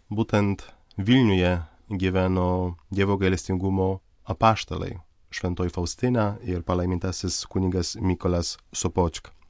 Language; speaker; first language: Lithuanian; non-native, local second language; Polish